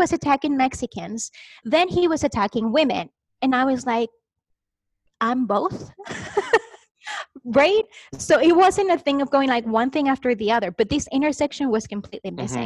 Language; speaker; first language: English; non-native, fluent; Spanish